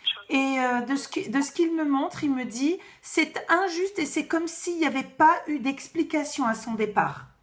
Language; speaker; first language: French; native; French